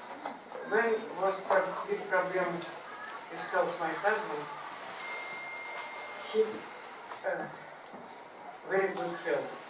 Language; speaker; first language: English; non-native, learner; Russian